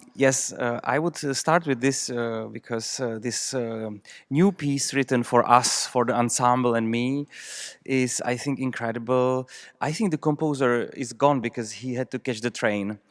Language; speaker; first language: English; non-native, fluent; Czech